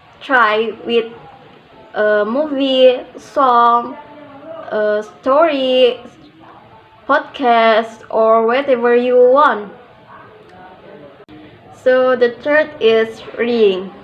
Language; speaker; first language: English; non-native, learner; Indonesian